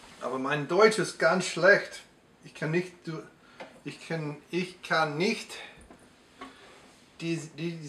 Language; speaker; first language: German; non-native, learner; English